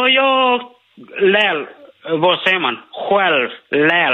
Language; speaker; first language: Swedish; non-native, learner; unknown